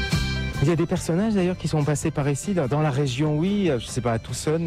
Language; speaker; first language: French; native; French